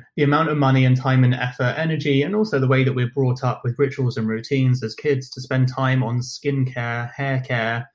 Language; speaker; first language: English; native; English